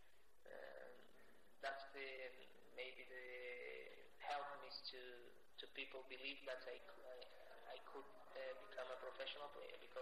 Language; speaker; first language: English; non-native, learner; Portuguese